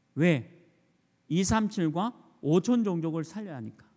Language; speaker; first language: Korean; native; Korean